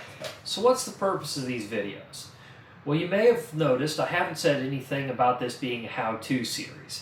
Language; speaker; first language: English; native; English